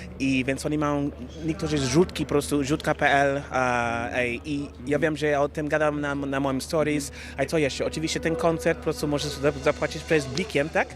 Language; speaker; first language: Polish; non-native, fluent; English